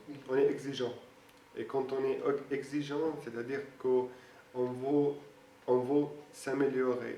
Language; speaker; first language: French; non-native, fluent; Arabic